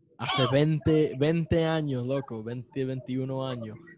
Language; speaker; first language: Spanish; early bilingual, heritage; Spanish